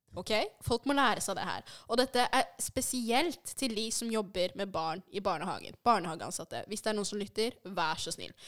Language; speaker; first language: Norwegian; early bilingual, other home language; Swahili